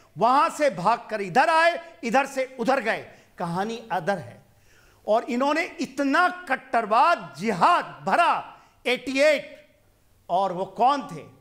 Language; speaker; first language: Hindi; non-native, local second language; Punjabi